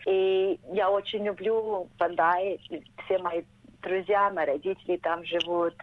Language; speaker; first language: Russian; early bilingual, heritage; Russian